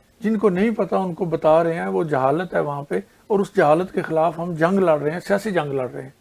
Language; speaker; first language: Urdu; non-native, local second language; Punjabi